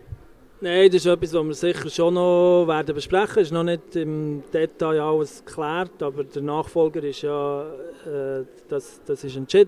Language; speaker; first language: German; native; German